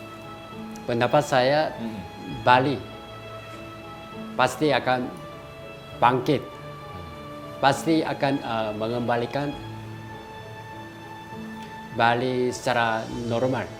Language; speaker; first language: Indonesian; non-native, fluent; Korean